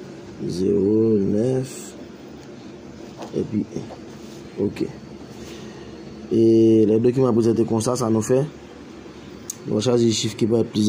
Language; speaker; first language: French; non-native, local second language; Haitian Creole